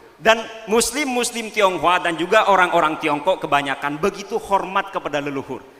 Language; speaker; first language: Indonesian; non-native, local second language; Madurese